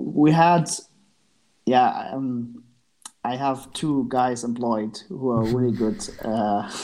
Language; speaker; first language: English; non-native, fluent; German